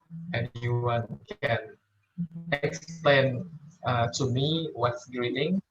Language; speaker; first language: English; non-native, learner; Indonesian